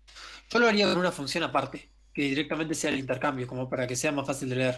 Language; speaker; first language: Spanish; native; Spanish